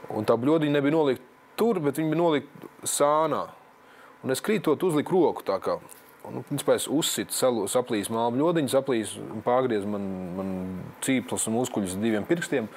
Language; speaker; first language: Latvian; native; Latvian